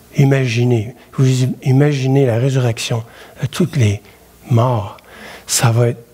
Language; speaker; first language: French; native; French